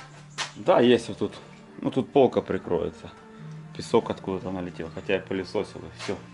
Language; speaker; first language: Russian; native; Russian